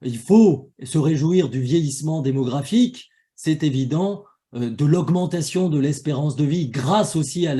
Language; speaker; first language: French; native; French